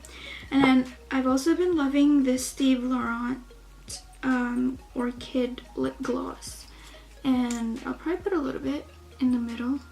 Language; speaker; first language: English; native; English